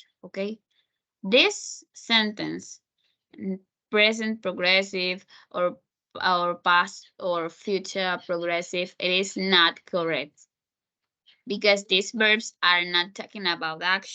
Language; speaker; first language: English; non-native, fluent; Spanish